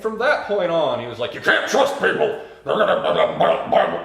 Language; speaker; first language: English; native; English